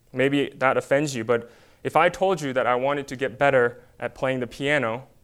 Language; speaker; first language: English; early bilingual, other home language; Korean